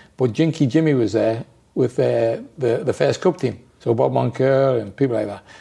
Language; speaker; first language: English; native; English